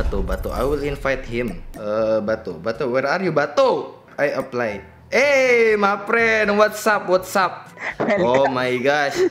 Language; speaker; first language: English; non-native, learner; Indonesian